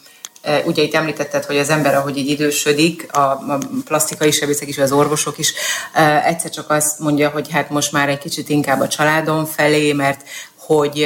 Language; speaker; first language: Hungarian; native; Hungarian